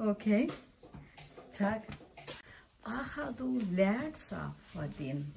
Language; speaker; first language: Danish; non-native, fluent; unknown